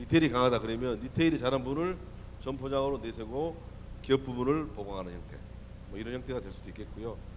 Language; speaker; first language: Korean; native; Korean